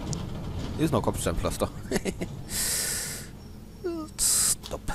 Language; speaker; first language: German; native; German